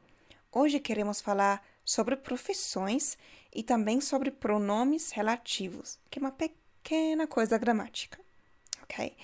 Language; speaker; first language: Portuguese; non-native, fluent; German